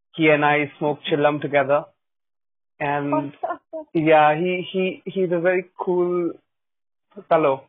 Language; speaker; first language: English; non-native, local second language; Hindi